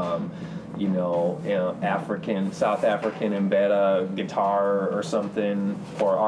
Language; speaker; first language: English; native; English